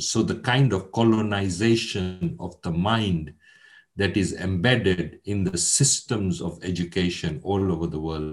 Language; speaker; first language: English; non-native, local second language; Gujarati